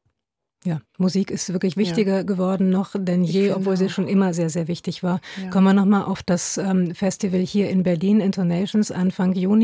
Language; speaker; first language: German; native; German